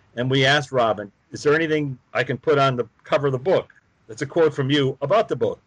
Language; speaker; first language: English; native; English